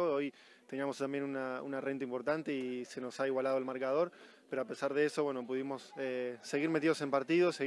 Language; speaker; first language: Spanish; native; Spanish